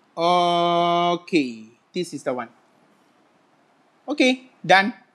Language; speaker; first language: English; non-native, local second language; Malay